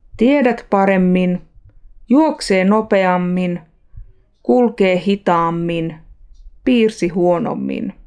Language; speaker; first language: Finnish; non-native, fluent; Russian